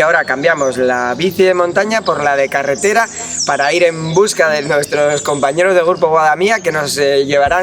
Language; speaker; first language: Spanish; native; Spanish